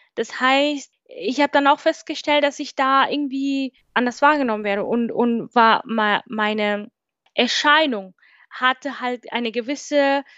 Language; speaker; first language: German; non-native, fluent; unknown